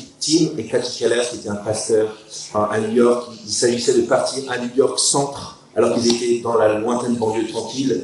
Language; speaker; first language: French; native; French